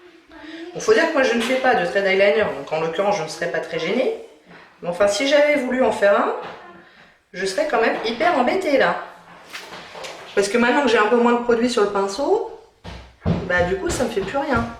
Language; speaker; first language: French; native; French